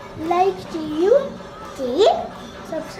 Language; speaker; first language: Malayalam; early bilingual, heritage; Malayalam